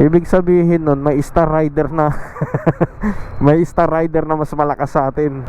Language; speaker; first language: Filipino; native; Filipino